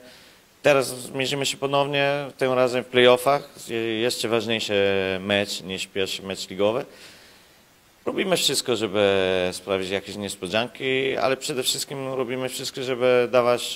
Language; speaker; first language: Polish; non-native, learner; Italian